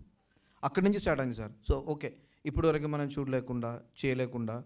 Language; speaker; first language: Telugu; non-native, local second language; Malayalam